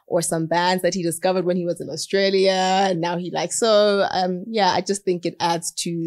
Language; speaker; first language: English; non-native, local second language; Southern Sotho